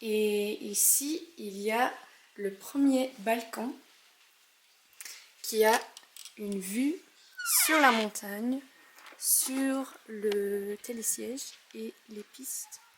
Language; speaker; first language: French; non-native, fluent; English